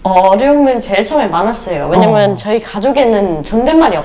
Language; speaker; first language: Korean; early bilingual, other home language; English